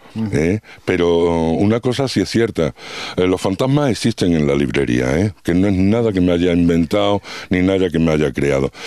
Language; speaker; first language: Spanish; native; Spanish